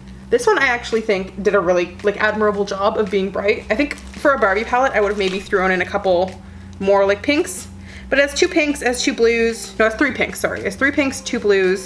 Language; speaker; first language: English; native; English